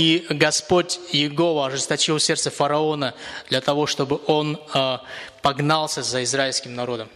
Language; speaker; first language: Russian; native; Russian